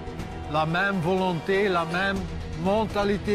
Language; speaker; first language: French; non-native, local second language; Dutch